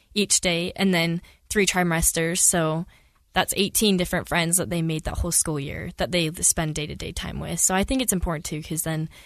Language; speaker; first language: English; native; English